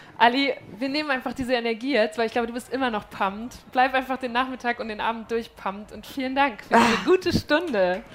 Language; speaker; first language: German; native; German